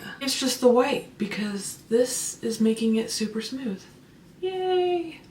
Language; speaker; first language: English; native; English